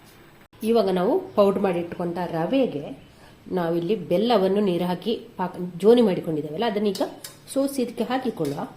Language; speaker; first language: Kannada; native; Kannada